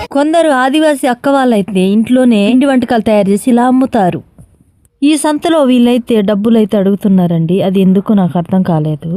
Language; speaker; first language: Telugu; non-native, local second language; Koya